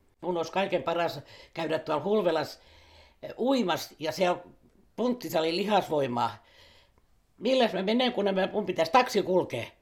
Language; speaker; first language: Finnish; native; Finnish